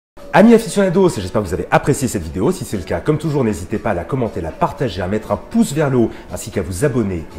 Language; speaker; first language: French; native; French